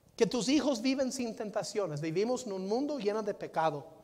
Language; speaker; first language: Spanish; non-native, fluent; English